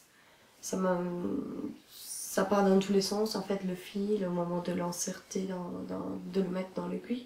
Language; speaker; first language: French; non-native, fluent; Italian